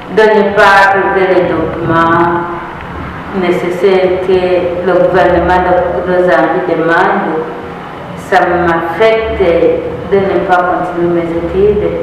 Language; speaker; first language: French; non-native, local second language; Rundi